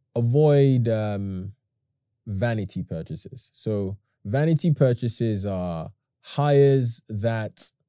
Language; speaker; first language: English; native; English